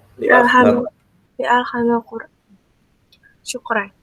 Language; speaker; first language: Arabic; non-native, learner; Indonesian